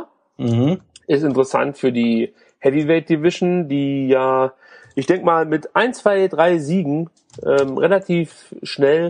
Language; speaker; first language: German; native; German